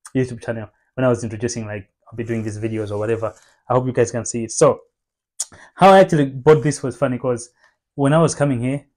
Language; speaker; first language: English; non-native, local second language; Nyanja